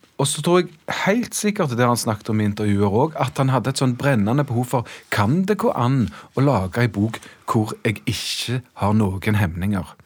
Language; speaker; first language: Norwegian; native; Norwegian